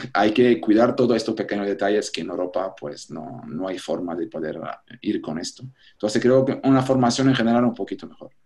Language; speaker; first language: Spanish; non-native, fluent; French